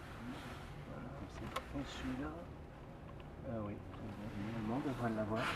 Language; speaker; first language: French; native; French